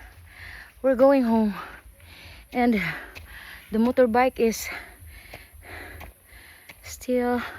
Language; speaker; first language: English; non-native, local second language; Cebuano